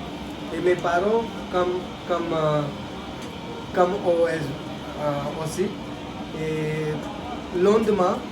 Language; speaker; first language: French; non-native, learner; Hindi